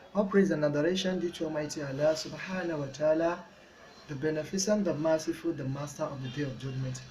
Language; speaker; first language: English; non-native, local second language; Yoruba